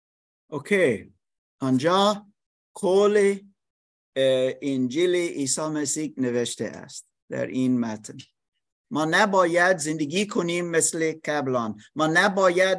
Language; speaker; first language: Persian; non-native, learner; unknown